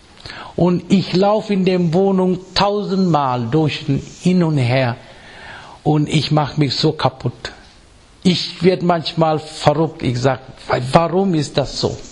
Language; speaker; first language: German; non-native, fluent; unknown